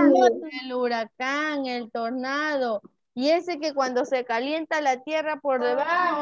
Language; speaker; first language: Spanish; native; Spanish